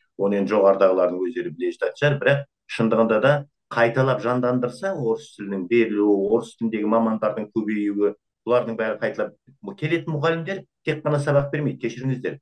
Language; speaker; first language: Kazakh; native; Kazakh